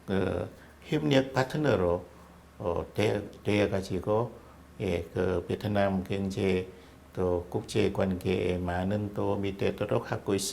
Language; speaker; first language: Korean; non-native, fluent; Vietnamese